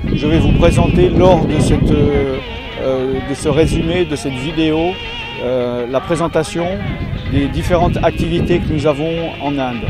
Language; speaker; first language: French; native; French